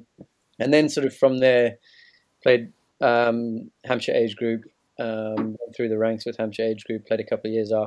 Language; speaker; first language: English; native; English